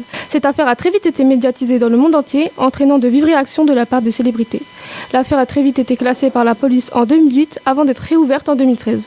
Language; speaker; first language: French; native; French